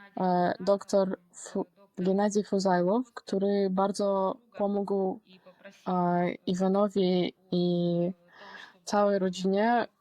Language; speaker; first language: Polish; non-native, fluent; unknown